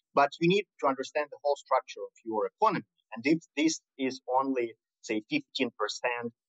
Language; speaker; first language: English; non-native, fluent; Russian